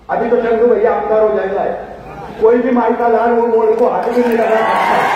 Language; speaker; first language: Hindi; non-native, local second language; Marathi